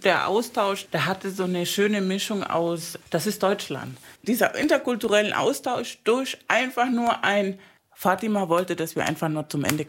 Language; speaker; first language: German; non-native, fluent; Spanish